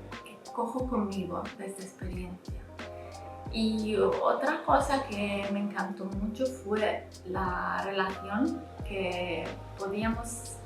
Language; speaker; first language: Spanish; non-native, fluent; Italian